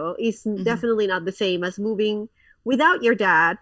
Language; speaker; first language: English; non-native, fluent; Spanish